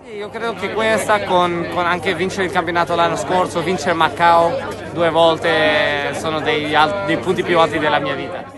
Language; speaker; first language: Italian; non-native, fluent; Portuguese